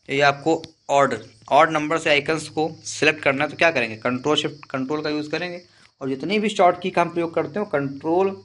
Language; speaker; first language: Hindi; native; Hindi